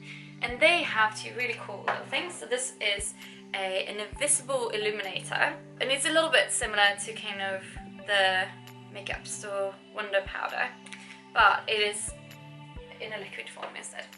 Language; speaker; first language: English; non-native, fluent; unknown